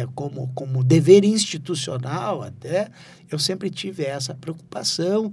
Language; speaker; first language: Portuguese; native; Portuguese